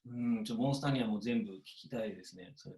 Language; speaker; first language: Japanese; native; Japanese